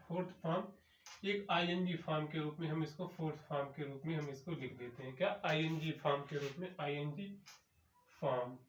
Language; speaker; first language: Hindi; native; Hindi